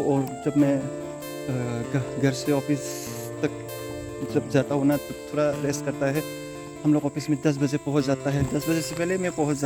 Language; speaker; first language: Hindi; non-native, local second language; Kok Borok